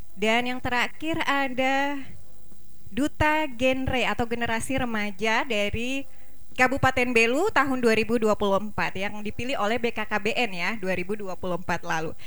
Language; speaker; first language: Indonesian; native; Indonesian